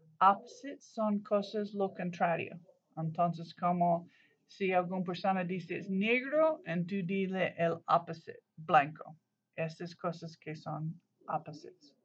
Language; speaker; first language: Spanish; non-native, learner; English